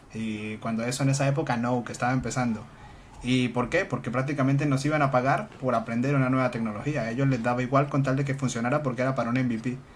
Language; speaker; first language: Spanish; native; Spanish